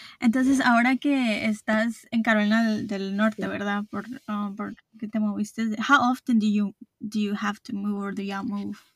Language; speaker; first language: Spanish; early bilingual, heritage; Spanish